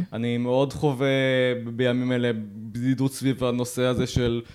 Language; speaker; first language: Hebrew; native; Hebrew